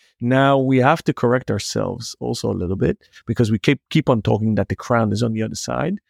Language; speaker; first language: English; non-native, fluent; Hebrew